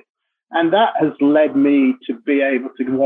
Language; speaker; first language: English; native; English